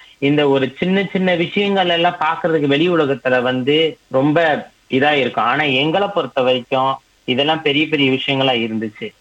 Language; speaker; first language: Tamil; native; Tamil